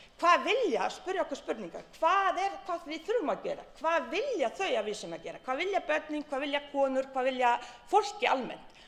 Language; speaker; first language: Icelandic; non-native, fluent; Bosnian